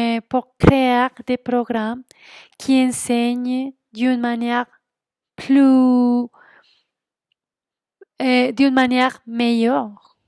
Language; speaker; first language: French; non-native, fluent; Spanish